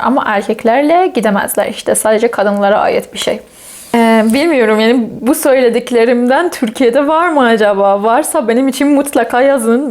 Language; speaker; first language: Turkish; non-native, fluent; Persian